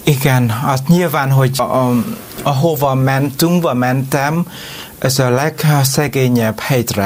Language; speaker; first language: Hungarian; non-native, learner; Vietnamese